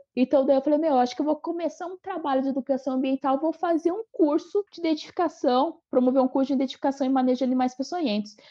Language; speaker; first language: Portuguese; native; Portuguese